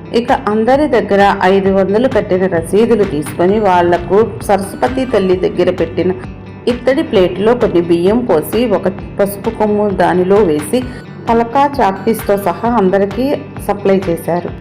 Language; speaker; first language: Telugu; native; Telugu